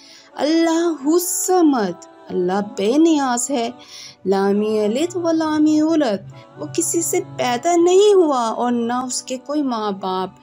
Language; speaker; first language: Urdu; native; Urdu